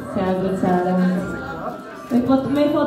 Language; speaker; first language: German; non-native, learner; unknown